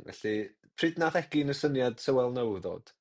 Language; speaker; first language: Welsh; native; Welsh